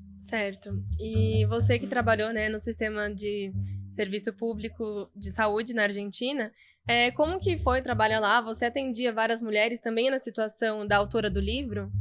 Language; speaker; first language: Portuguese; native; Portuguese